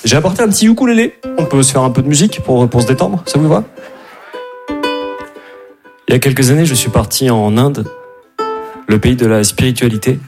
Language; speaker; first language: French; native; French